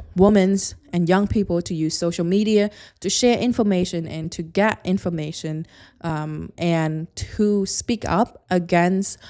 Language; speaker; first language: English; non-native, fluent; Khmer